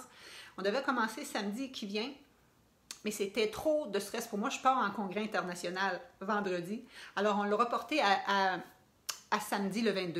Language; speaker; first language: French; native; French